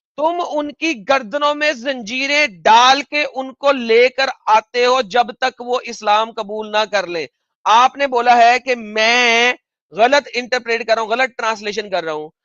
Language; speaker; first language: Urdu; non-native, local second language; Punjabi